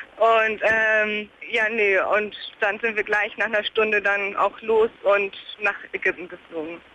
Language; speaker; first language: German; native; German